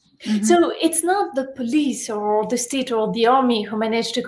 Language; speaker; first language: English; non-native, fluent; French